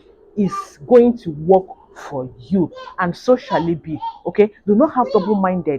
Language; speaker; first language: English; native; English